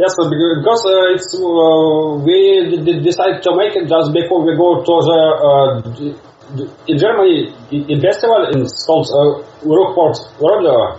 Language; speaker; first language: English; non-native, learner; Russian